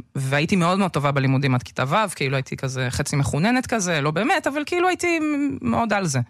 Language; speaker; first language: Hebrew; early bilingual, other home language; Russian